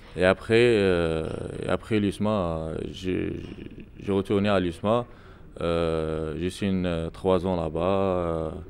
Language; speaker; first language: French; non-native, local second language; Arabic